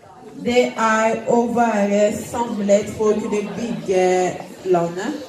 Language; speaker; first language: Norwegian; non-native, fluent; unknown